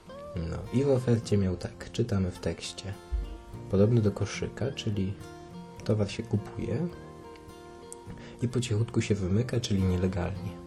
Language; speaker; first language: Polish; native; Polish